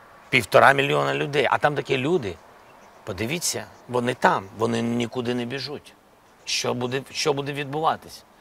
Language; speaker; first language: Ukrainian; non-native, local second language; Russian